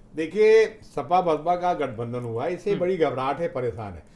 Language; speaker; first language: Hindi; native; Hindi